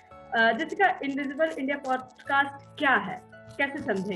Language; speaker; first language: Hindi; native; Hindi